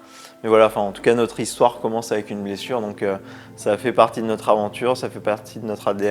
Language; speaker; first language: French; native; French